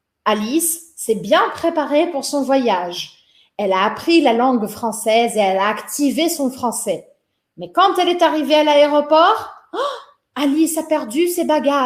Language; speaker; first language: French; non-native, fluent; Portuguese